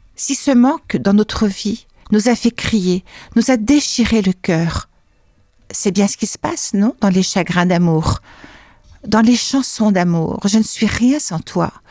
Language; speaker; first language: French; native; French